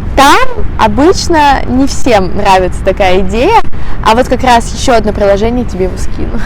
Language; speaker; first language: Russian; native; Russian